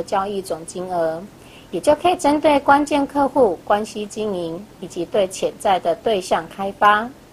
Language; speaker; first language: Chinese; native; Chinese